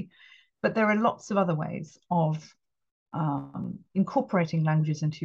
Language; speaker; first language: English; native; English